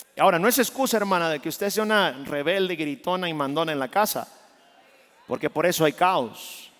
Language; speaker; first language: Spanish; native; Spanish